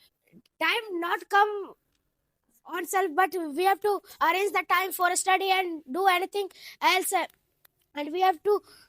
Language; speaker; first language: English; non-native, learner; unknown